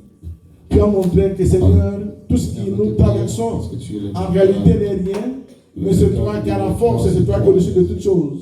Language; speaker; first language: French; non-native, local second language; Lingala